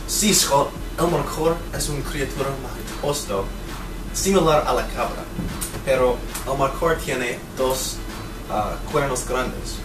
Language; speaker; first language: Spanish; non-native, learner; English